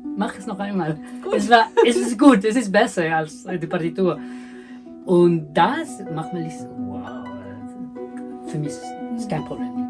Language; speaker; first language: German; non-native, learner; Spanish